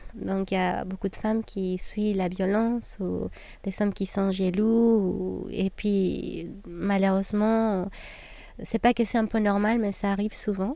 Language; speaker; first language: French; non-native, fluent; Spanish